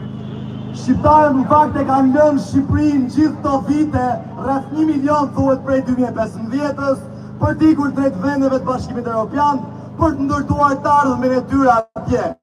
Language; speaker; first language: Albanian; native; Albanian